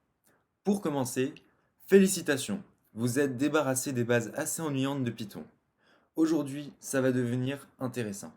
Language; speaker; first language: French; native; French